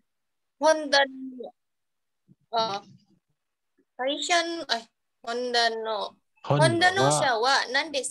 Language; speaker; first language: Japanese; non-native, learner; Indonesian